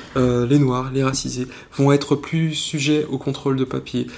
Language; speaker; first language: French; native; French